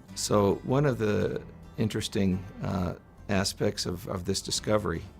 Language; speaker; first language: English; native; English